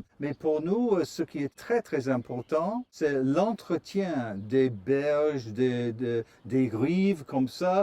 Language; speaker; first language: French; non-native, fluent; English